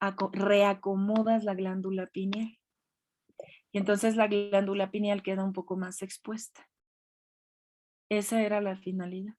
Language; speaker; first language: Spanish; native; Spanish